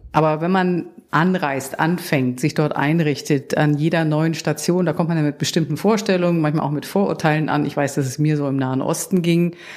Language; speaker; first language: German; native; German